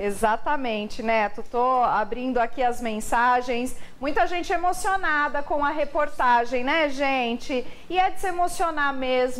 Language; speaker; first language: Portuguese; native; Portuguese